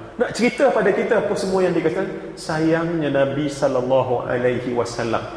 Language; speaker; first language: Malay; native; Malay